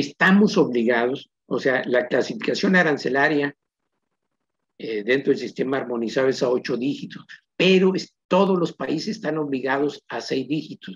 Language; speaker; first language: Spanish; native; Spanish